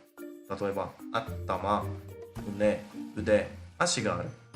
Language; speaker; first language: Japanese; non-native, learner; Portuguese